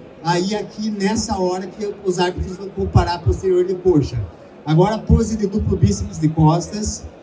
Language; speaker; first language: Portuguese; native; Portuguese